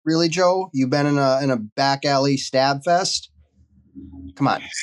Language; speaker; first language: English; native; English